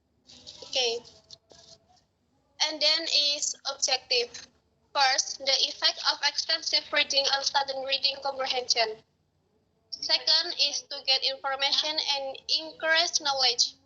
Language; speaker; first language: English; non-native, learner; Indonesian